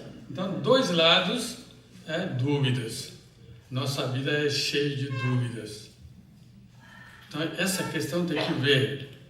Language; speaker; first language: Portuguese; non-native, fluent; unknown